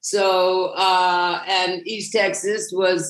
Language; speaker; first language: English; native; English